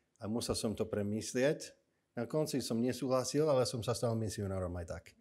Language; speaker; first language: Slovak; non-native, fluent; English